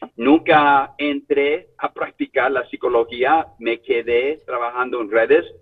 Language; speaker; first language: Spanish; non-native, fluent; English